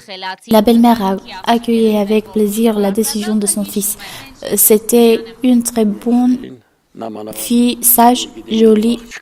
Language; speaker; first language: French; non-native, fluent; Armenian